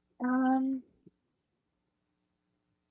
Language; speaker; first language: French; non-native, learner; Portuguese